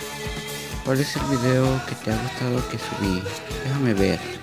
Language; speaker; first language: Spanish; early bilingual, other home language; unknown